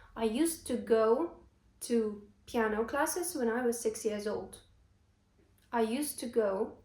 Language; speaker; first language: English; non-native, fluent; Ukrainian